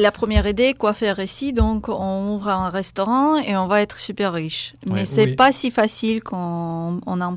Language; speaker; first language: French; non-native, fluent; Russian